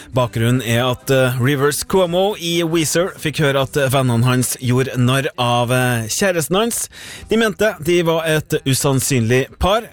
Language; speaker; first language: Norwegian; native; Norwegian